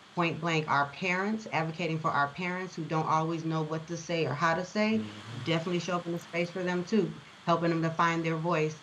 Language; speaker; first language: English; native; English